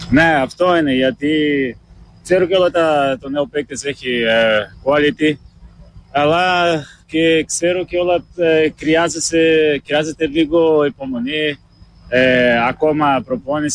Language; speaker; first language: Greek; non-native, learner; Portuguese